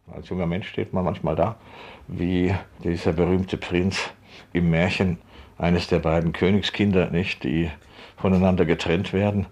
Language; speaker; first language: German; native; German